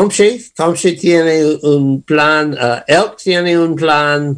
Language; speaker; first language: Spanish; non-native, learner; English